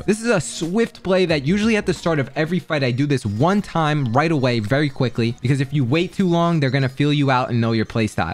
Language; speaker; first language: English; native; English